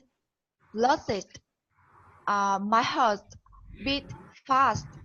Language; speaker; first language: English; non-native, learner; Vietnamese